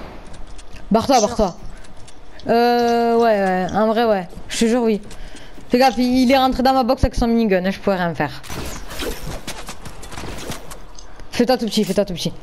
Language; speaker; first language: French; native; French